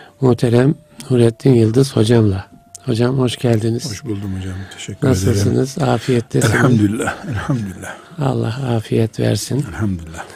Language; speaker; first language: Turkish; native; Turkish